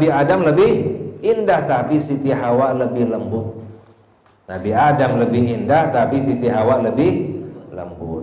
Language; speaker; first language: Indonesian; native; Indonesian